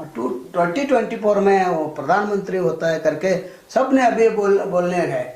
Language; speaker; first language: Hindi; non-native, local second language; Kannada